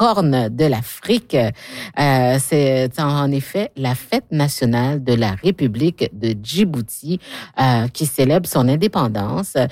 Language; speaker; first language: French; native; French